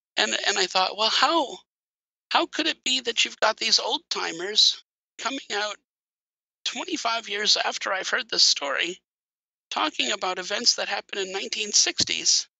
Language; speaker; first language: English; native; English